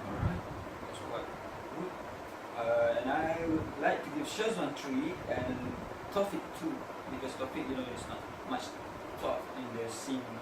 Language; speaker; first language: English; non-native, learner; Malay